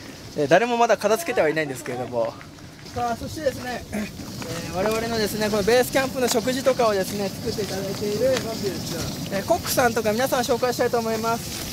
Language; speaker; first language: Japanese; native; Japanese